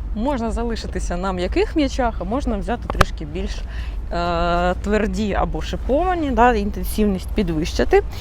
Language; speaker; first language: Ukrainian; non-native, local second language; Russian